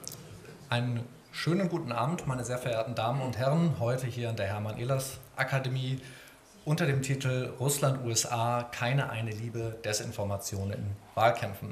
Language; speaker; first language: German; native; German